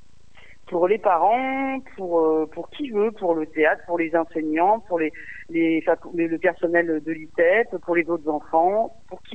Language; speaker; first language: French; native; French